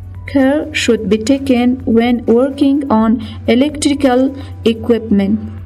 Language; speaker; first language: English; non-native, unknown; Persian